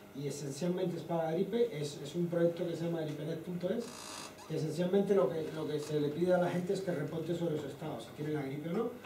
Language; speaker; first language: Spanish; native; Spanish